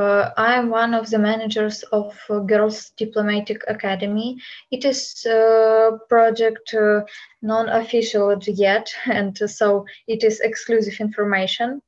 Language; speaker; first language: English; non-native, learner; Ukrainian